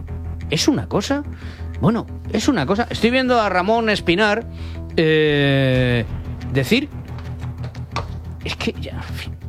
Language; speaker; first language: Spanish; native; Spanish